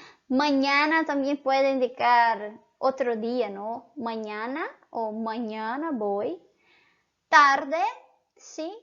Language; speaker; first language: Spanish; non-native, fluent; Portuguese